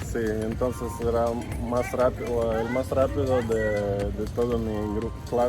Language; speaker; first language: Spanish; non-native, fluent; Russian